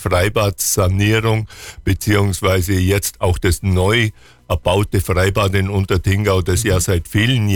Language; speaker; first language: German; native; German